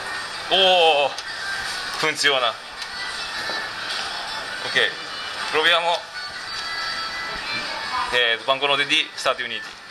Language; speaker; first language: Italian; non-native, learner; Japanese